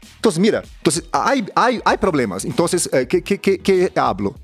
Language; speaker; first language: Spanish; non-native, learner; Portuguese